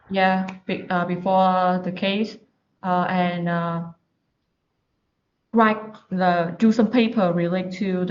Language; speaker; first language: English; non-native, learner; Vietnamese